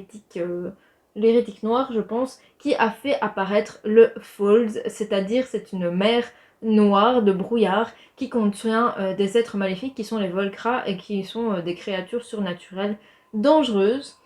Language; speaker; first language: French; native; French